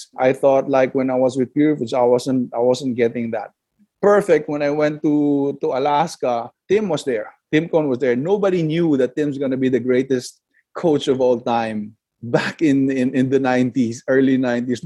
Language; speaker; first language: English; non-native, local second language; Cebuano